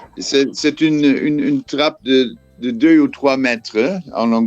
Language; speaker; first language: French; non-native, fluent; Dutch